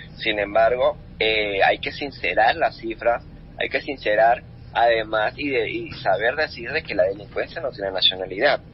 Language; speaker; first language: Spanish; native; Spanish